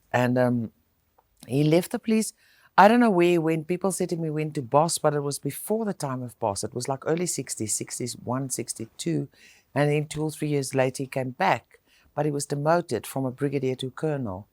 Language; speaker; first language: English; non-native, local second language; Afrikaans